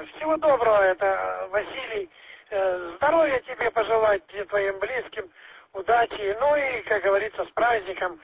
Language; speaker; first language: Russian; native; Russian